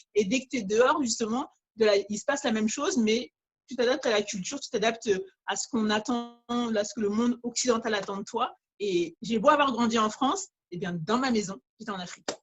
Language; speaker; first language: French; early bilingual, other home language; Bambara